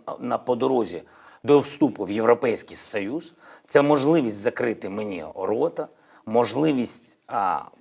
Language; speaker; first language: Ukrainian; non-native, local second language; Russian